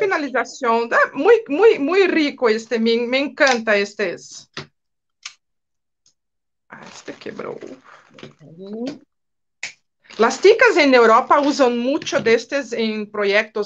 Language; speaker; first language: Spanish; non-native, fluent; Portuguese